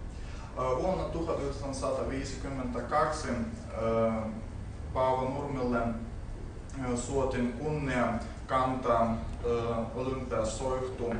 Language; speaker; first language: Finnish; non-native, learner; Russian